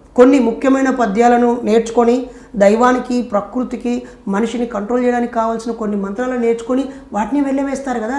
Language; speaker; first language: Telugu; native; Telugu